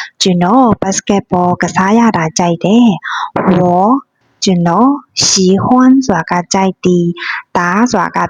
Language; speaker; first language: Chinese; non-native, fluent; Burmese